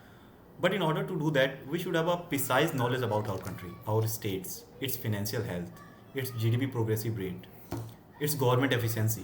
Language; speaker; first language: English; non-native, local second language; Hindi